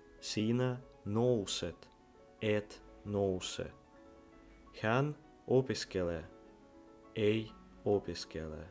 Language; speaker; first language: Finnish; non-native, fluent; Ukrainian